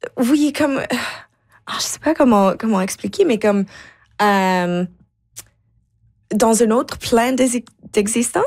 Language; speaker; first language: French; non-native, local second language; English